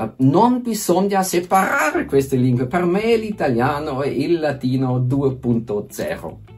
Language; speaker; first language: Italian; non-native, fluent; German